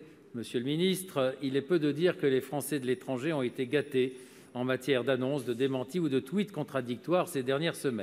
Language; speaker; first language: French; native; French